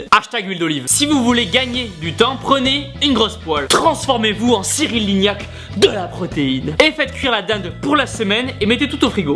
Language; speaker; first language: French; native; French